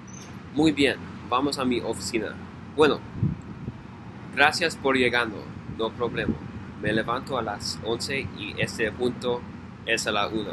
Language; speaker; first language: Spanish; non-native, learner; English